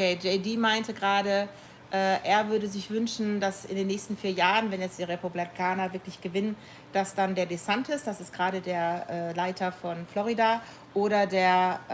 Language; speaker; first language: German; native; German